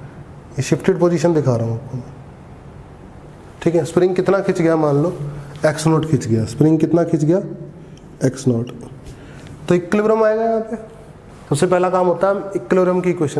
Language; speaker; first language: Hindi; native; Hindi